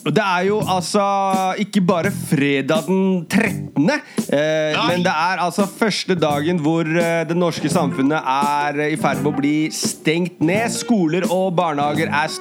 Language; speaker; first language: Norwegian; native; Norwegian